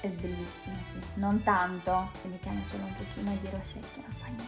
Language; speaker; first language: Italian; native; Italian